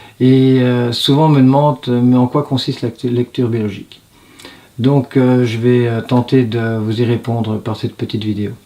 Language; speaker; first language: French; native; French